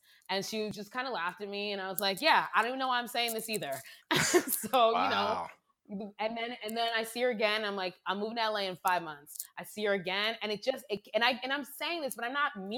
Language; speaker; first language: English; native; English